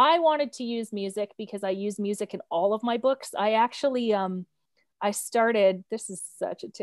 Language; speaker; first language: English; native; English